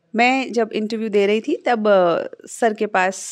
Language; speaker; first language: Hindi; native; Hindi